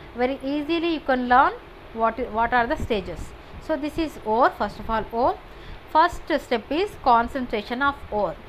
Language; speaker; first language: English; non-native, local second language; Telugu